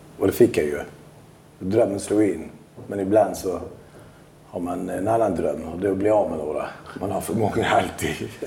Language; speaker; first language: Swedish; early bilingual, other home language; Albanian